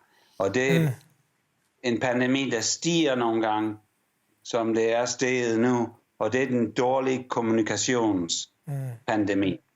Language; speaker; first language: Danish; early bilingual, heritage; English